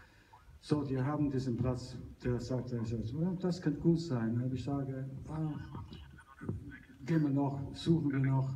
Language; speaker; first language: German; non-native, learner; Italian